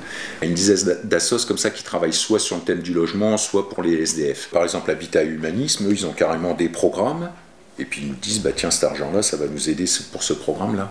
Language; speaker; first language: French; native; French